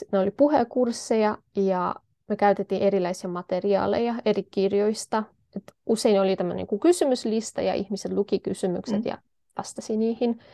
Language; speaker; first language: Finnish; non-native, fluent; Polish